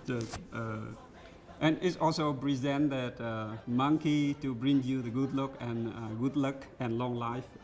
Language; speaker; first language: English; non-native, learner; Vietnamese